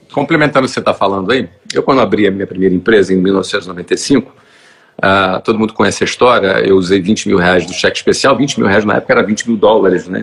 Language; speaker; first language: Portuguese; native; Portuguese